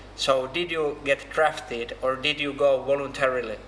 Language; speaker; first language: English; non-native, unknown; Finnish